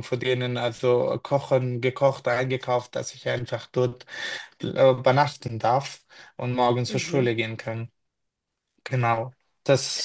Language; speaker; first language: German; non-native, fluent; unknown